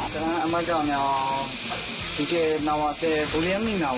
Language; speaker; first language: Korean; non-native, learner; Burmese